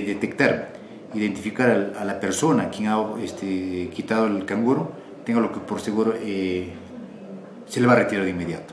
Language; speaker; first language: Spanish; native; Spanish